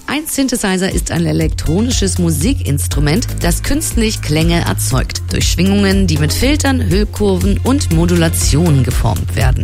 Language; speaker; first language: German; native; German